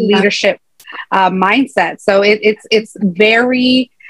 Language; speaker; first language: English; native; English